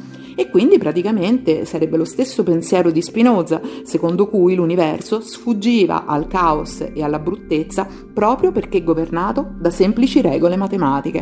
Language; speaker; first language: Italian; native; Italian